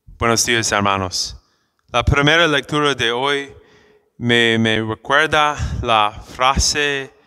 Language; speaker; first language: Spanish; non-native, fluent; English